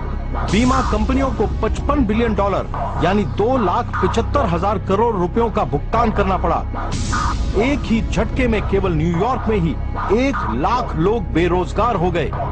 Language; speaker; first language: Hindi; native; Hindi